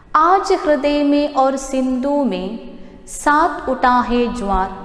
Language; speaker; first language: Hindi; non-native, local second language; Malayalam